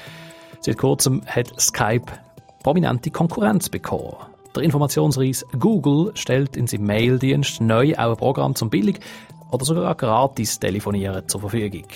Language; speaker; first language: German; non-native, local second language; Swiss German